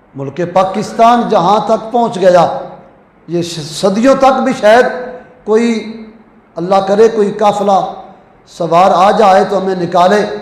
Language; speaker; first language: Urdu; non-native, local second language; Punjabi